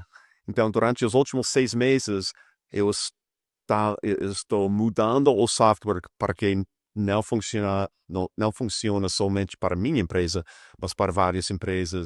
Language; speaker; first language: Portuguese; non-native, fluent; English